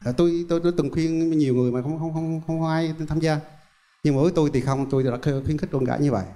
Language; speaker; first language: Vietnamese; native; Vietnamese